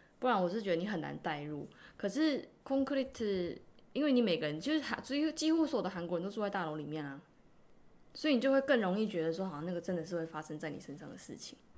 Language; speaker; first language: Chinese; native; Chinese